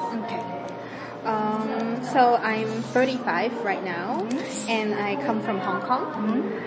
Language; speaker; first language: English; non-native, fluent; Cantonese